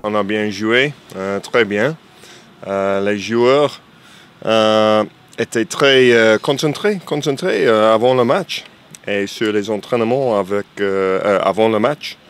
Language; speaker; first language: French; non-native, fluent; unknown